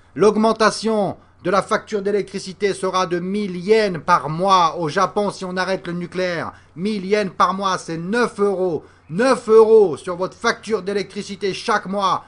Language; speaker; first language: French; native; French